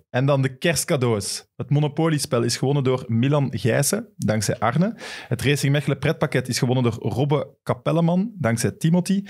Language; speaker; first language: Dutch; native; Dutch